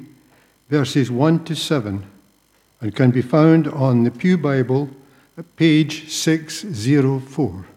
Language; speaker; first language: English; native; English